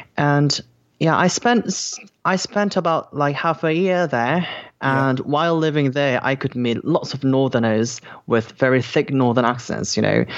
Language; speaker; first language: English; non-native, fluent; Korean